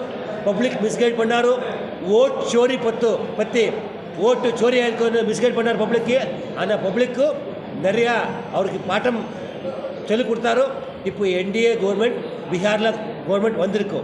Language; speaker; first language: Tamil; non-native, learner; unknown